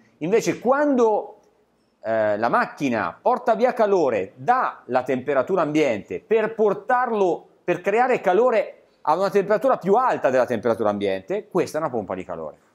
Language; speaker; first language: Italian; native; Italian